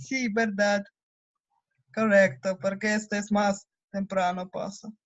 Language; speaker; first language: Spanish; non-native, learner; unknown